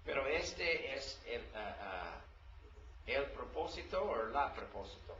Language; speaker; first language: Spanish; non-native, learner; English